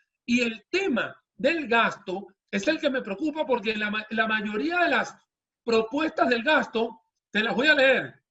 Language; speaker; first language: Spanish; native; Spanish